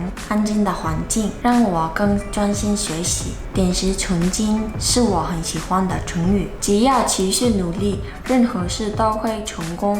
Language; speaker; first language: Chinese; non-native, fluent; Mongolian